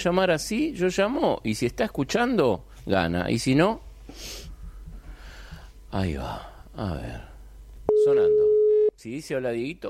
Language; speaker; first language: Spanish; native; Spanish